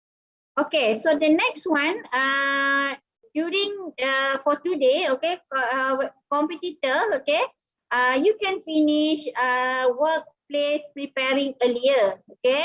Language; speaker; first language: English; non-native, local second language; Malay